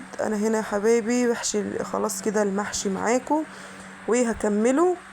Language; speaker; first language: Arabic; native; Arabic